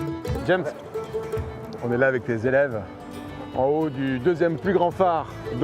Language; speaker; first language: French; native; French